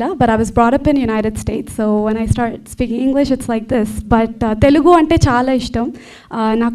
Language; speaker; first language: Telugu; early bilingual, heritage; Telugu